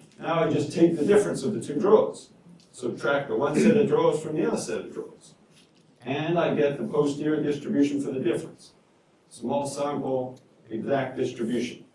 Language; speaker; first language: English; native; English